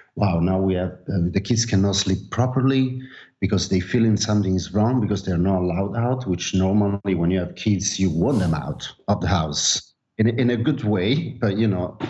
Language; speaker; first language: English; non-native, fluent; Italian